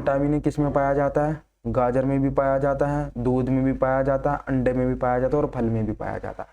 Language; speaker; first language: Hindi; native; Hindi